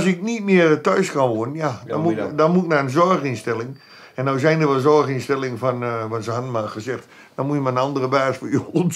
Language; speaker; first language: Dutch; native; Dutch